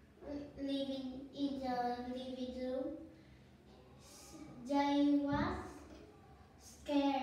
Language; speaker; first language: English; non-native, learner; Vietnamese